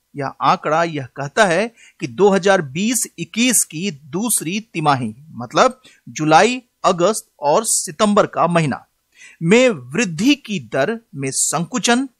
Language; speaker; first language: Hindi; native; Hindi